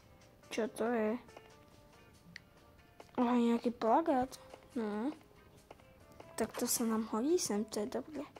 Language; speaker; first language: Slovak; native; Slovak